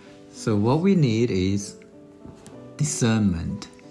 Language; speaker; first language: English; non-native, fluent; Korean